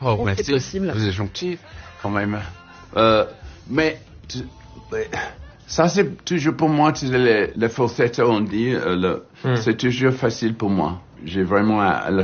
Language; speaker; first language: French; non-native, learner; English